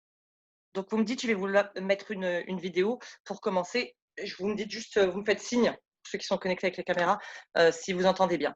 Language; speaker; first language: French; native; French